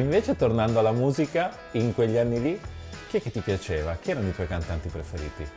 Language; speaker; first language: Italian; native; Italian